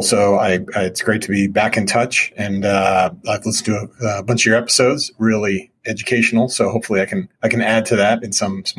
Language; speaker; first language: English; native; English